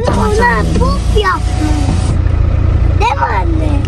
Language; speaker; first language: Turkish; early bilingual, other home language; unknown